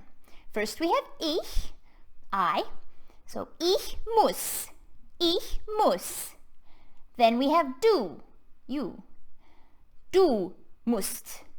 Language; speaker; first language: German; non-native, fluent; English